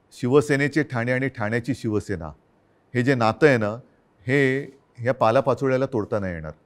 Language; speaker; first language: Marathi; native; Marathi